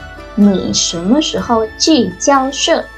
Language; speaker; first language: Chinese; non-native, fluent; Indonesian